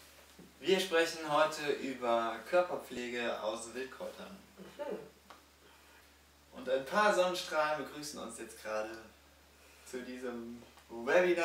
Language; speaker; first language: German; native; German